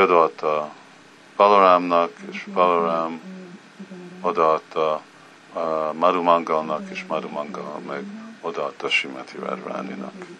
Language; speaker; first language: Hungarian; early bilingual, heritage; Hungarian